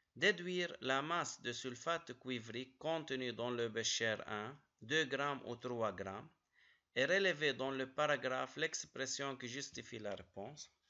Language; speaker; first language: French; non-native, local second language; Arabic